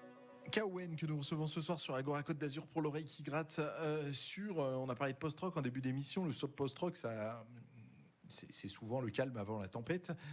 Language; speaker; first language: French; native; French